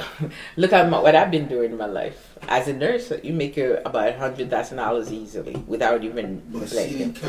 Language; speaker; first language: English; non-native, fluent; Haitian Creole